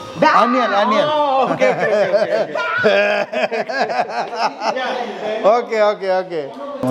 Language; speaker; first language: English; non-native, learner; Bangla